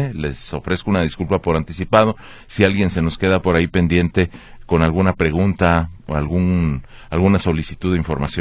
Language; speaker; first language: Spanish; native; Spanish